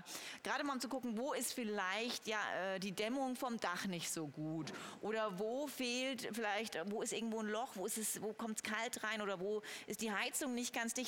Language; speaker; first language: German; native; German